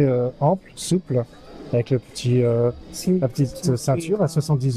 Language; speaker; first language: French; native; French